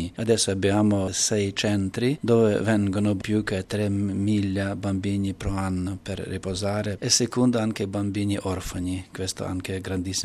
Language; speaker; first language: Italian; non-native, learner; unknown